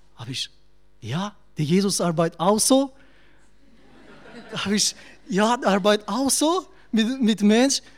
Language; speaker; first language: German; non-native, learner; Albanian